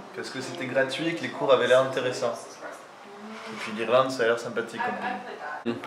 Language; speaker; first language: French; native; French